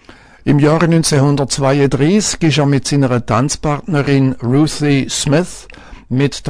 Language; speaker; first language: German; native; German